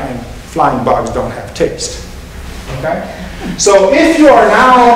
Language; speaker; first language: English; non-native, fluent; Italian